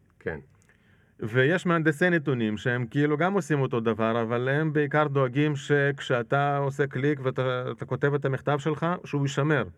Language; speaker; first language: Hebrew; non-native, fluent; Russian